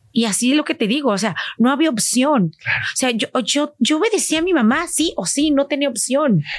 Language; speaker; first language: Spanish; native; Spanish